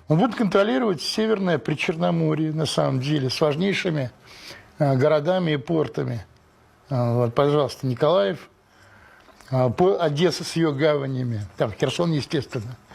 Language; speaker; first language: Russian; native; Russian